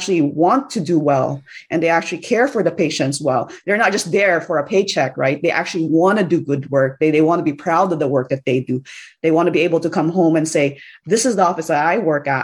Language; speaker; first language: English; non-native, local second language; Cebuano